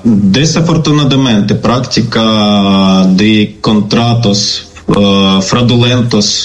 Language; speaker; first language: Spanish; non-native, learner; Ukrainian